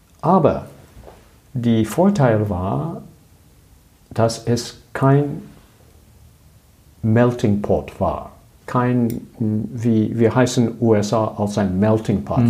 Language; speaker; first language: German; non-native, learner; English